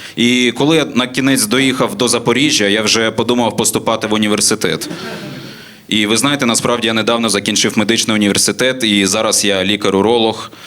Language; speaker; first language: Ukrainian; non-native, local second language; Russian